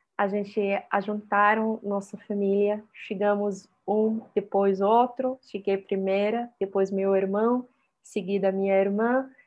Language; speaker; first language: Portuguese; non-native, fluent; Arabic